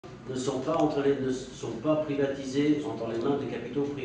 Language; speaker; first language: French; native; French